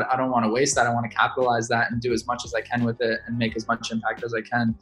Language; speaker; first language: English; native; English